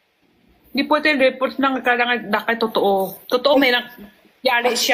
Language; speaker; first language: Filipino; non-native, learner; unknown